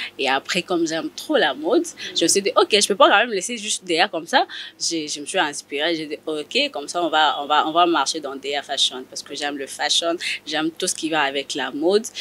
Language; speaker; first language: French; non-native, local second language; Lingala